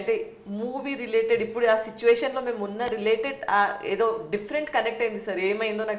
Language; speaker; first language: Telugu; non-native, local second language; Hindi